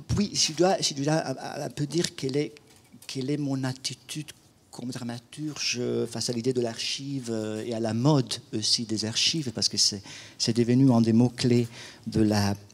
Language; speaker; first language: French; non-native, fluent; Italian